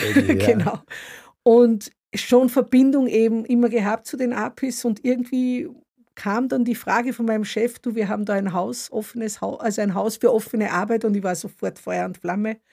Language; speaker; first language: German; native; German